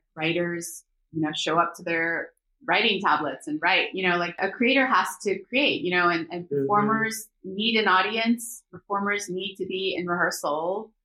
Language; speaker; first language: English; early bilingual, other home language; Korean